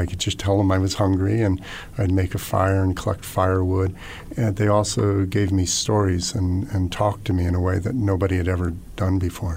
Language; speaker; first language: English; native; English